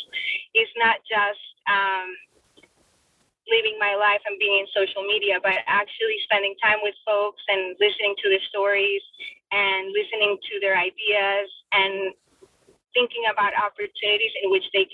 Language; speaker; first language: English; non-native, fluent; Spanish